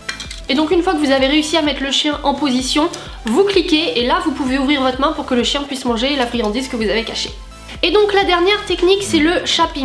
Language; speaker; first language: French; native; French